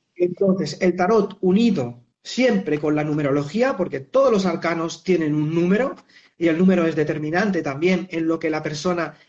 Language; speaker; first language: Spanish; native; Spanish